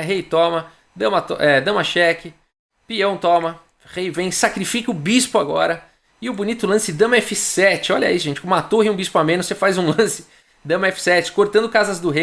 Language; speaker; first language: Portuguese; native; Portuguese